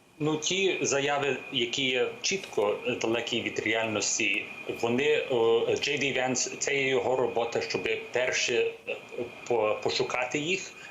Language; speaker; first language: Ukrainian; early bilingual, heritage; English